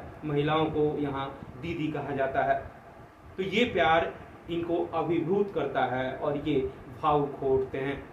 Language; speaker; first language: Hindi; native; Hindi